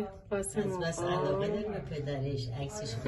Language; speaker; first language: Persian; native; Persian